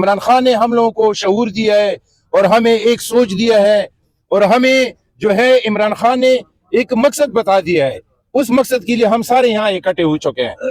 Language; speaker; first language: Urdu; non-native, local second language; Punjabi